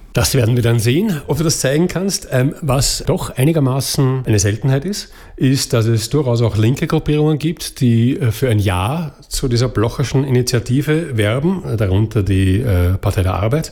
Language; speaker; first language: German; native; German